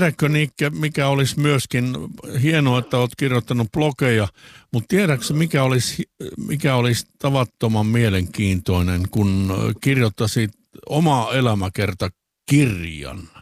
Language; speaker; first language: Finnish; native; Finnish